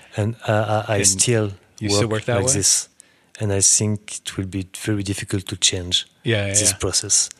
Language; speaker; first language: English; non-native, learner; French